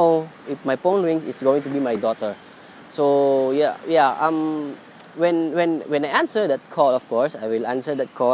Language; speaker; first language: English; non-native, local second language; Filipino